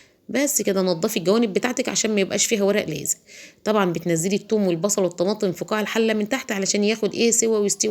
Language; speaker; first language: Arabic; native; Arabic